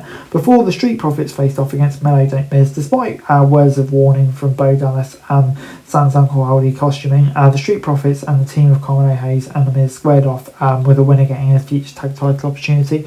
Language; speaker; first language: English; native; English